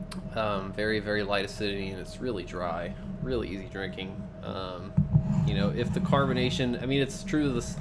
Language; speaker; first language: English; native; English